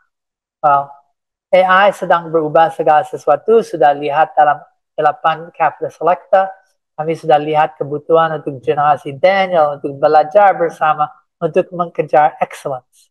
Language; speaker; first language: Indonesian; non-native, fluent; English